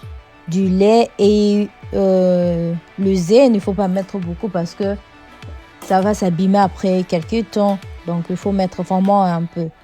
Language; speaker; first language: French; non-native, fluent; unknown